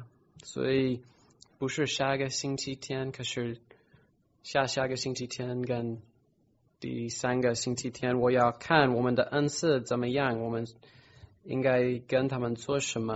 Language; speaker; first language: Chinese; non-native, fluent; English